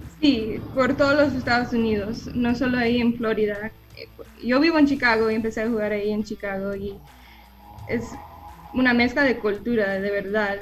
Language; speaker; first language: Spanish; early bilingual, heritage; English